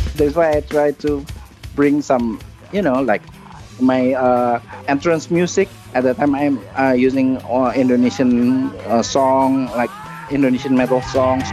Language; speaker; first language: English; non-native, fluent; Indonesian